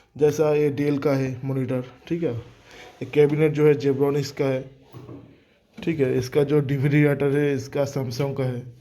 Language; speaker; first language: Hindi; non-native, local second language; Bangla